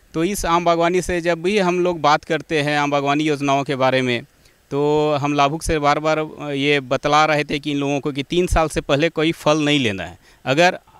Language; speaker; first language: Hindi; native; Hindi